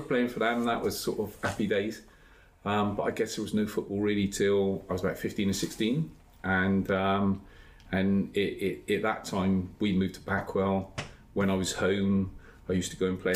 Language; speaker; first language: English; native; English